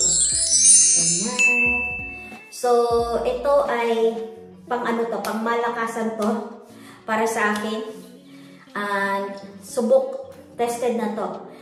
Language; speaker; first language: Filipino; native; Filipino